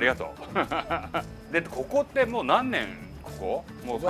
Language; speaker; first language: Japanese; native; Japanese